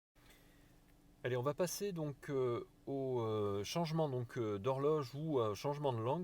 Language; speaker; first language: French; native; French